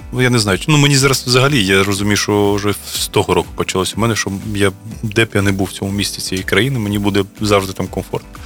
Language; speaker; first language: Ukrainian; native; Ukrainian